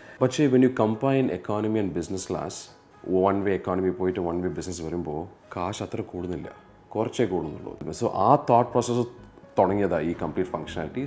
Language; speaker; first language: Malayalam; early bilingual, other home language; Tamil